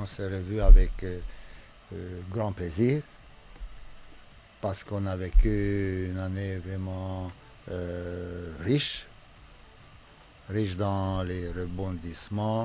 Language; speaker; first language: French; non-native, fluent; Romanian